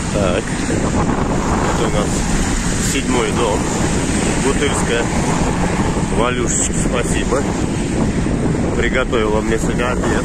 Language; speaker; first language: Russian; native; Russian